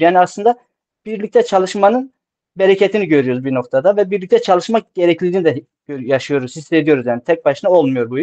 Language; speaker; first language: Turkish; native; Turkish